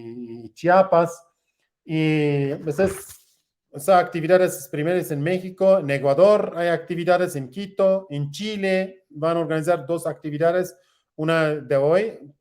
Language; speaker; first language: Spanish; non-native, learner; Kurdish